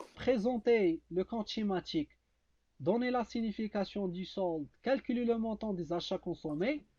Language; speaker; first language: French; non-native, local second language; Arabic